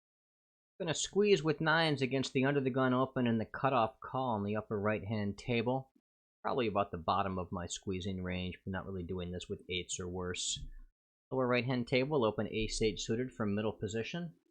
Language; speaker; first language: English; native; English